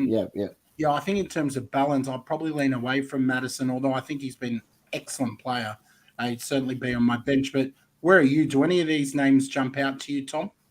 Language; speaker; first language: English; native; English